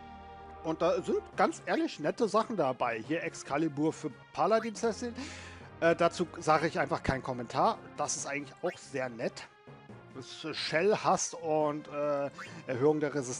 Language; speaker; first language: German; native; German